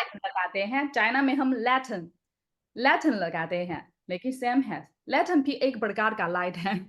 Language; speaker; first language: Hindi; non-native, fluent; Chinese